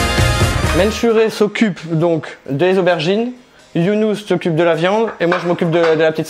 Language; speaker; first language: French; native; French